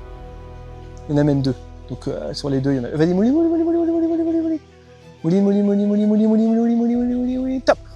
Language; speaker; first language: French; native; French